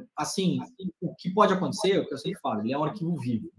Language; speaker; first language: Portuguese; native; Portuguese